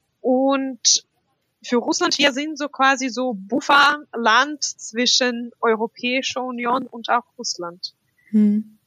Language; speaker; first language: German; non-native, fluent; Russian